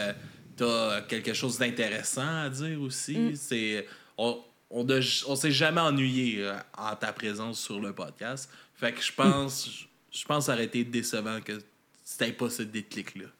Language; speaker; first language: French; native; French